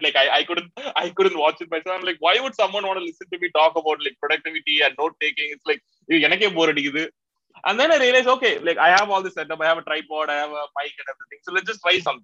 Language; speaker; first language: English; non-native, local second language; Tamil